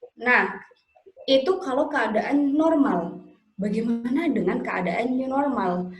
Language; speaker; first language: Indonesian; native; Indonesian